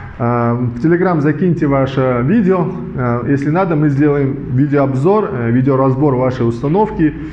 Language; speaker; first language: Russian; non-native, local second language; Uzbek